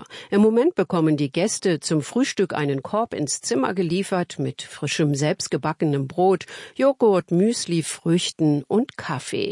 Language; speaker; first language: German; native; German